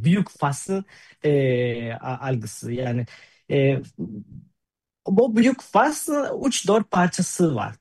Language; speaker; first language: Turkish; non-native, fluent; Spanish